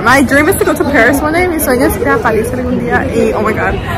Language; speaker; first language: Spanish; early bilingual, heritage; Spanish